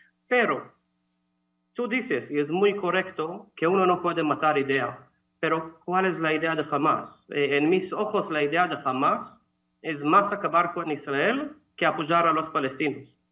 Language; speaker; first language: Spanish; non-native, fluent; Hebrew